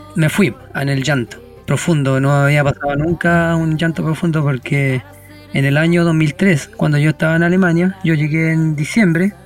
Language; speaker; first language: Spanish; native; Spanish